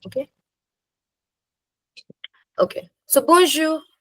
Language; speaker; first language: French; non-native, fluent; English